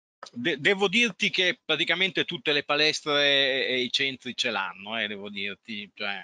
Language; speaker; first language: Italian; native; Italian